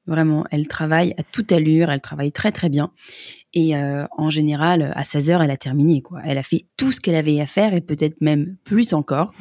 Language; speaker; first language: French; native; French